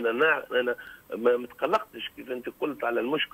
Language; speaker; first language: Arabic; native; Arabic